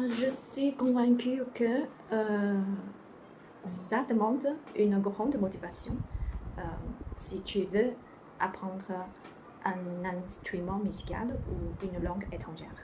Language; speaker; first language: French; non-native, learner; Chinese